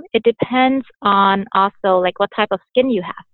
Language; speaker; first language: English; early bilingual, other home language; Vietnamese